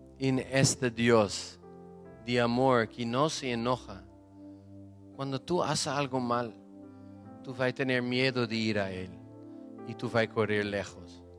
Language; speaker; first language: Spanish; non-native, fluent; Portuguese